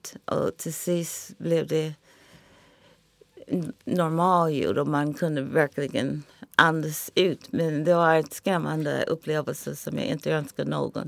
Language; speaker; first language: Swedish; non-native, fluent; English